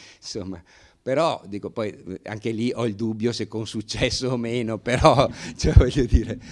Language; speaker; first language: Italian; native; Italian